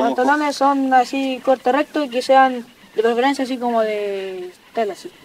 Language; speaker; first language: Spanish; native; Spanish